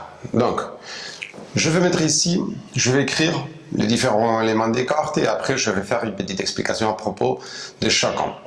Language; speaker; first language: French; non-native, fluent; Spanish